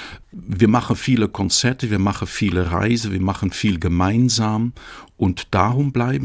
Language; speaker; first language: German; non-native, fluent; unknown